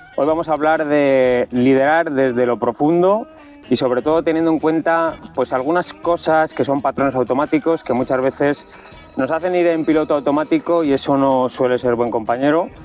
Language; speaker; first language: Spanish; native; Spanish